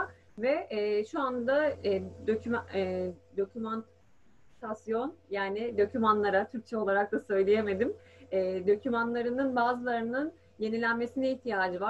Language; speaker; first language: Turkish; native; Turkish